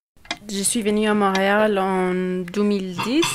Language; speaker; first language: French; non-native, learner; Spanish